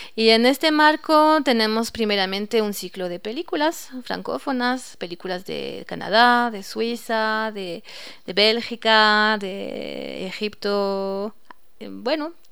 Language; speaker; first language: Spanish; non-native, fluent; French